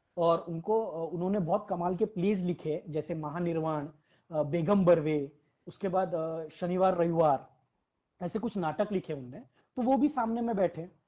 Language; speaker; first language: Hindi; non-native, local second language; Marathi